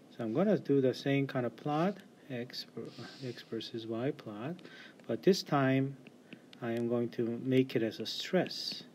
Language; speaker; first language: English; non-native, fluent; Korean